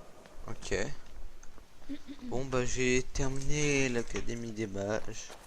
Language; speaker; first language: French; native; French